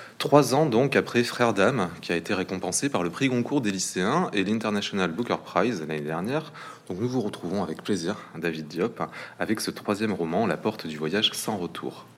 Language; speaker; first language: French; native; French